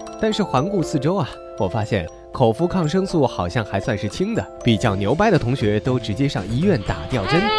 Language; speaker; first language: Chinese; native; Chinese